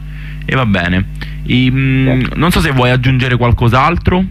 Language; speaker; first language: Italian; native; Italian